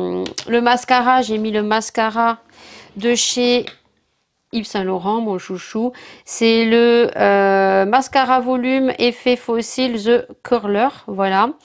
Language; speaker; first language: French; native; French